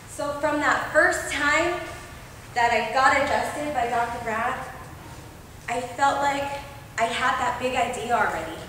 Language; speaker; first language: English; native; English